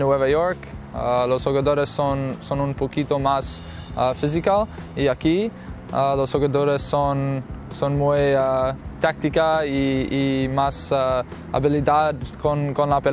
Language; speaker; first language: Spanish; non-native, learner; English